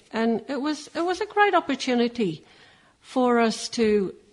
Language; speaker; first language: English; early bilingual, other home language; Maltese